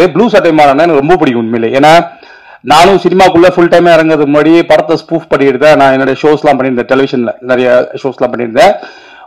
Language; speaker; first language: Tamil; native; Tamil